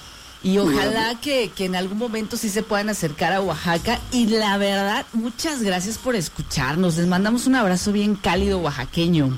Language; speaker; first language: Spanish; native; Spanish